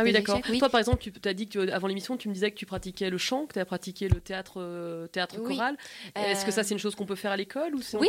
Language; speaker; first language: French; native; French